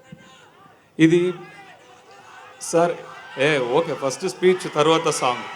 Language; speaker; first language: Telugu; non-native, learner; Tamil